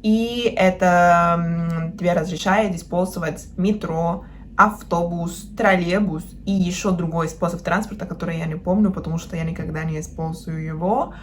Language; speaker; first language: Russian; non-native, fluent; Spanish